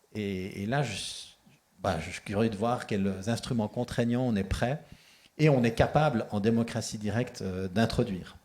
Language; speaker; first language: French; native; French